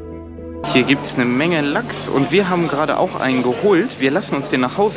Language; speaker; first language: German; native; German